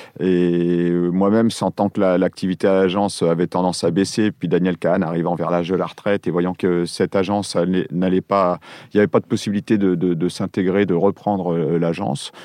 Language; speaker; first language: French; native; French